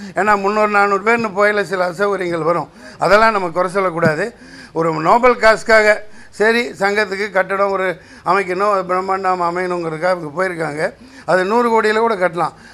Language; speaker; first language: Tamil; native; Tamil